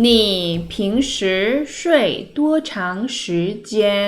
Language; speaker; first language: Chinese; non-native, fluent; Korean